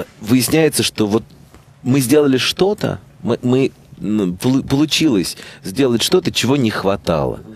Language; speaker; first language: Russian; native; Russian